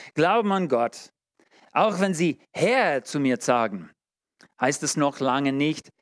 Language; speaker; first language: German; non-native, learner; English